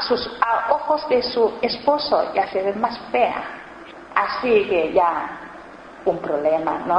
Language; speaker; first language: Spanish; non-native, learner; Chinese